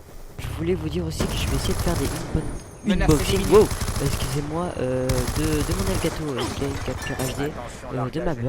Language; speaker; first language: French; native; French